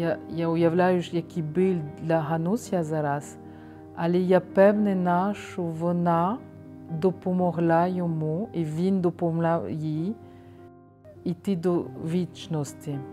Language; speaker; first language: Ukrainian; non-native, fluent; French